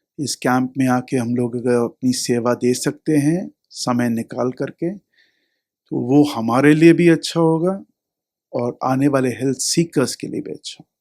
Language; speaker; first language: Hindi; non-native, local second language; Tamil